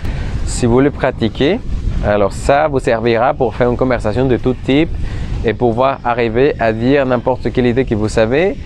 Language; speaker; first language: French; non-native, fluent; Spanish